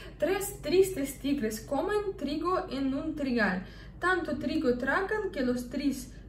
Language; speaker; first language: Spanish; non-native, fluent; Russian